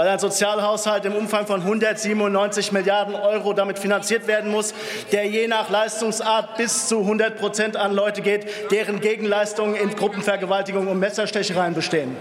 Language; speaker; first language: German; native; German